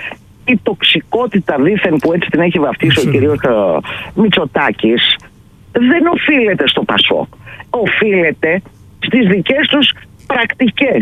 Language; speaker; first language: Greek; native; Greek